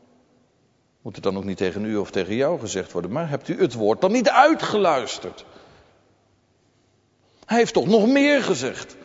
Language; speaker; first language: Dutch; native; Dutch